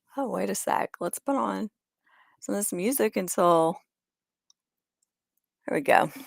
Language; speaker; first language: English; native; English